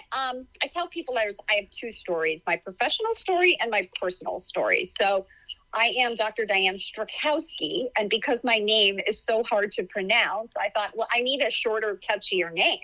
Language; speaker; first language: English; native; English